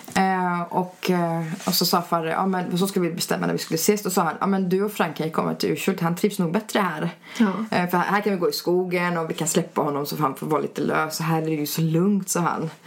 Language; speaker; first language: Swedish; early bilingual, other home language; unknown